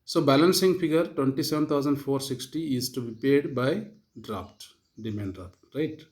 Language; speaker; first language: English; non-native, local second language; Kannada